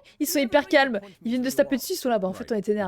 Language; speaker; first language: French; native; French